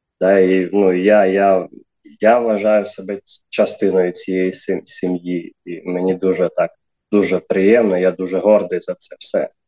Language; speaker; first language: Ukrainian; non-native, local second language; Crimean Tatar